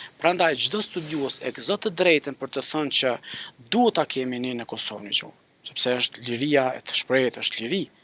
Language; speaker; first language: Albanian; native; Albanian